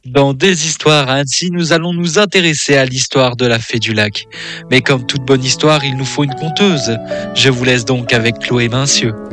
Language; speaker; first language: French; native; French